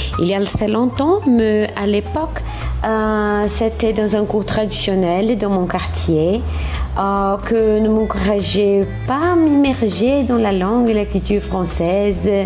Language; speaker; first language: French; non-native, fluent; Portuguese